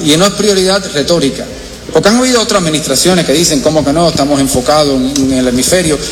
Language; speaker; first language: Spanish; early bilingual, heritage; Spanish